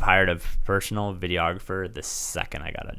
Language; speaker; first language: English; native; English